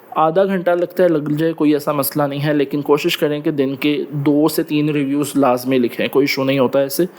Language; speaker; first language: Urdu; non-native, local second language; Punjabi